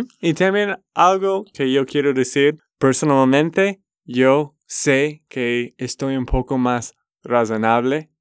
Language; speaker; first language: Spanish; non-native, learner; English